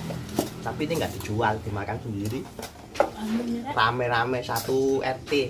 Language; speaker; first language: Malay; non-native, local second language; Javanese